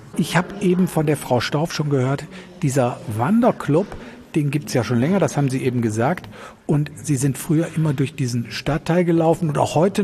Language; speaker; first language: German; native; German